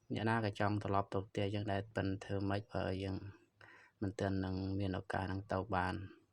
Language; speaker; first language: Khmer; native; Khmer